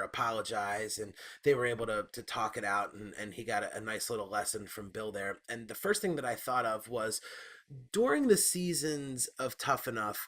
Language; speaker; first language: English; native; English